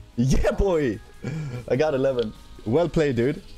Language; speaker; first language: English; non-native, fluent; Swedish